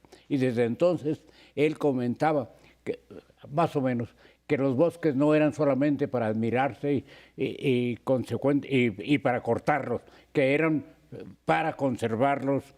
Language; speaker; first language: Spanish; native; Spanish